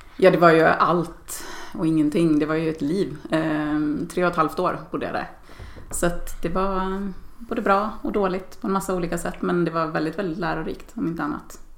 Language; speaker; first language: Swedish; native; Swedish